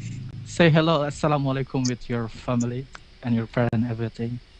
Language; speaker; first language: English; non-native, learner; Indonesian